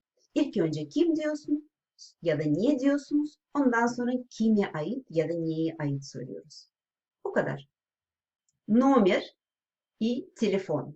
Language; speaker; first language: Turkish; non-native, fluent; Russian